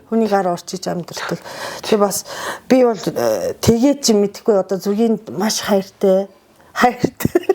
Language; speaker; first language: Mongolian; non-native, fluent; Japanese